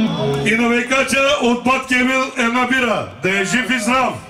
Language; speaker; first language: Bulgarian; non-native, local second language; Turkish